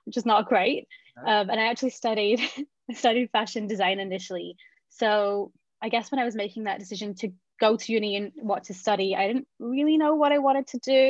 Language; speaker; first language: English; native; English